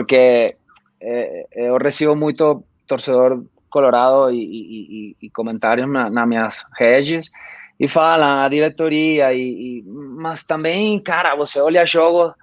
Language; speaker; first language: Portuguese; non-native, fluent; Spanish